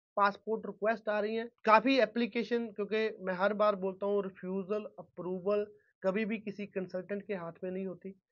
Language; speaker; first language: Hindi; non-native, local second language; Punjabi